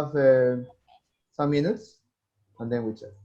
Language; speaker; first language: English; non-native, fluent; Spanish